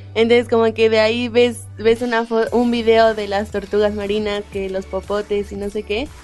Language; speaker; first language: Spanish; native; Spanish